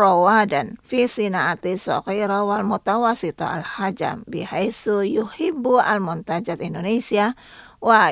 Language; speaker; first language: Arabic; non-native, fluent; Indonesian